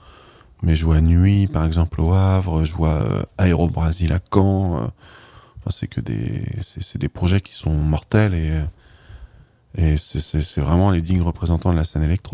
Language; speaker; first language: French; native; French